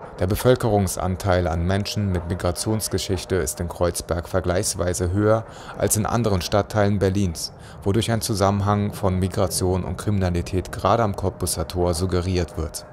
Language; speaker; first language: German; native; German